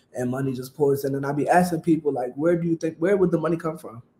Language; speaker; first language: English; native; English